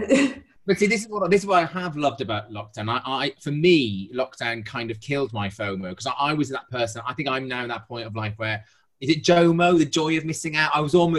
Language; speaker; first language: English; native; English